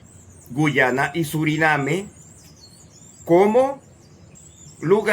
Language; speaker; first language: Spanish; native; Spanish